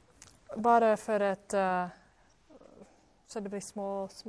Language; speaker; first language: Swedish; non-native, fluent; English